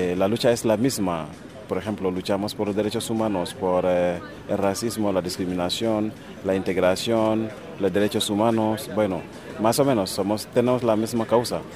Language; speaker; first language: Spanish; non-native, fluent; Wolof